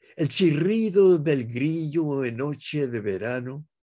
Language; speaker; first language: Spanish; early bilingual, heritage; Spanish